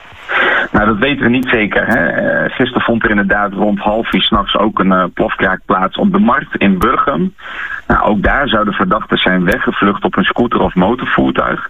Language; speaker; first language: Dutch; native; Dutch